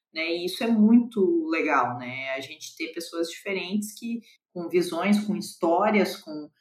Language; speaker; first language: Portuguese; native; Portuguese